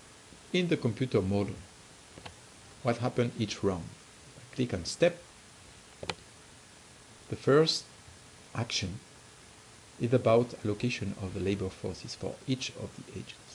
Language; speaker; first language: English; non-native, fluent; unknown